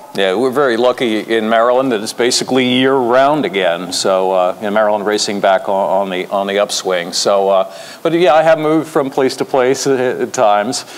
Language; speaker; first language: English; native; English